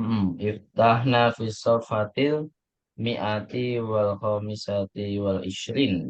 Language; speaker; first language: Arabic; non-native, fluent; Indonesian